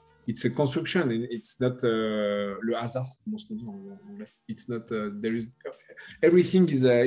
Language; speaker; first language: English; non-native, learner; French